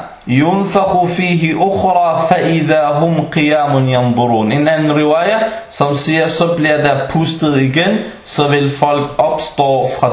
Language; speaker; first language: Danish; early bilingual, other home language; Arabic